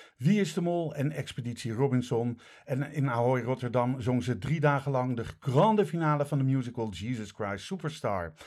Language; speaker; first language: Dutch; native; Dutch